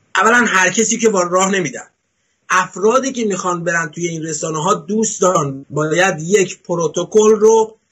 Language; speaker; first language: Persian; native; Persian